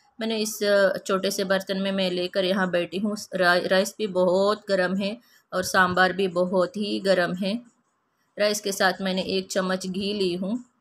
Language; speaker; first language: Hindi; non-native, local second language; Kannada